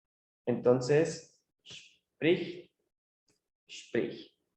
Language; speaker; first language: German; non-native, learner; Spanish